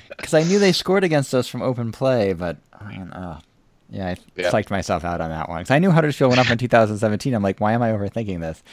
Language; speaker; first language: English; native; English